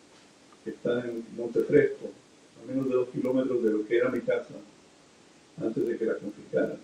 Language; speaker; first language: Spanish; native; Spanish